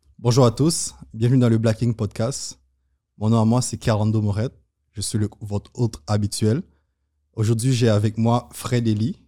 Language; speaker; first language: French; non-native, local second language; Haitian Creole